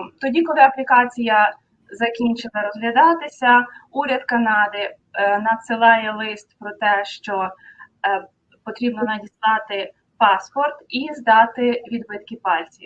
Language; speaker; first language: Ukrainian; native; Ukrainian